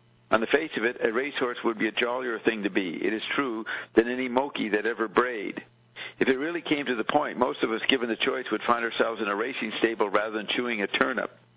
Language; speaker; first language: English; native; English